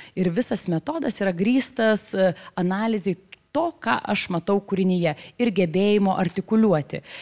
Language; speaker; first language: Lithuanian; native; Lithuanian